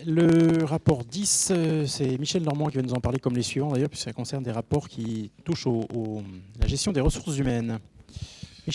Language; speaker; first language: French; native; French